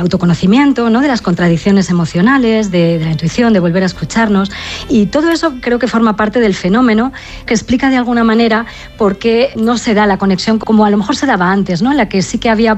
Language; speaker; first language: Spanish; native; Spanish